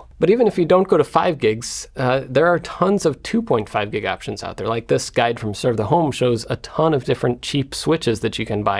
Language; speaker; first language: English; native; English